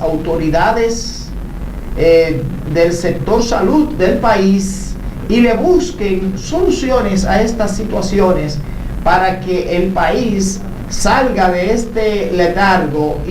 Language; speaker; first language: Spanish; native; Spanish